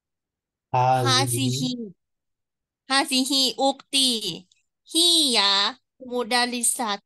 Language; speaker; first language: Arabic; non-native, learner; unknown